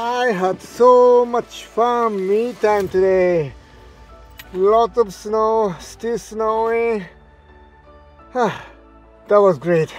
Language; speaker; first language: English; non-native, fluent; Japanese